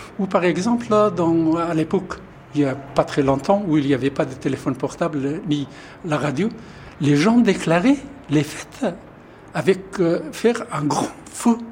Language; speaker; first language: French; non-native, fluent; Pashto